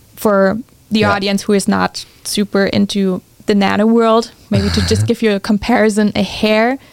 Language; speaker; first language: English; non-native, fluent; German